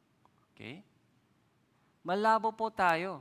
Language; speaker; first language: Filipino; non-native, fluent; Korean